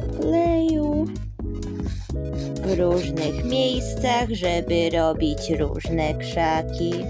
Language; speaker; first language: Polish; early bilingual, heritage; Polish